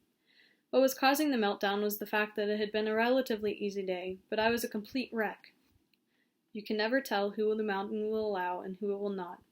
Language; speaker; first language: English; native; English